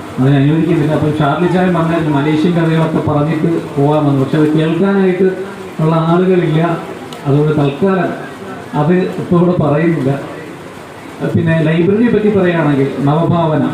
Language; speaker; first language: Malayalam; native; Malayalam